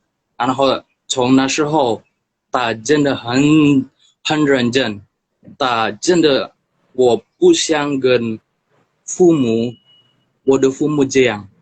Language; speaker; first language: Chinese; non-native, learner; Indonesian